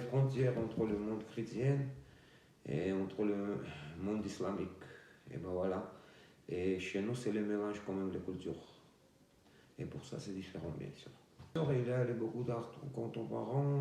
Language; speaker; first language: French; non-native, fluent; Georgian